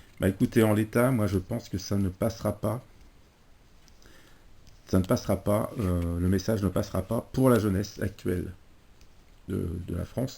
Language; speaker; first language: French; native; French